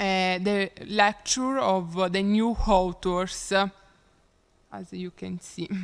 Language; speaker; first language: English; non-native, learner; Italian